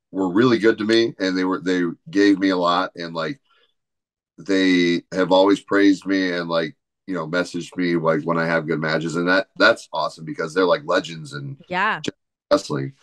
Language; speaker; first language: English; native; English